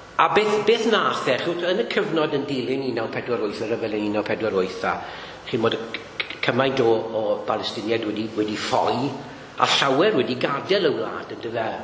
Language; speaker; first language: Welsh; native; Welsh